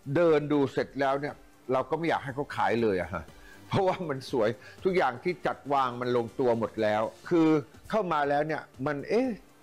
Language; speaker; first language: Thai; native; Thai